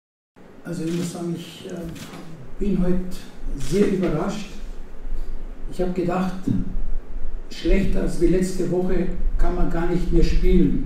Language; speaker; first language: German; non-native, fluent; Italian